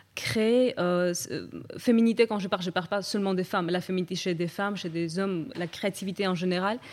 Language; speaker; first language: French; non-native, fluent; Georgian